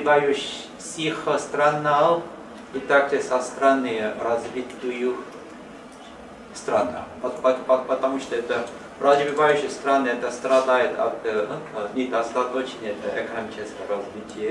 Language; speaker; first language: Russian; non-native, learner; Korean